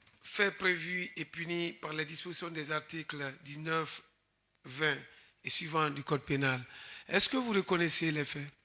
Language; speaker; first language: French; native; French